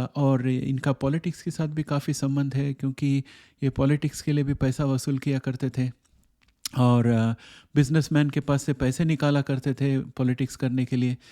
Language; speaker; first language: Hindi; native; Hindi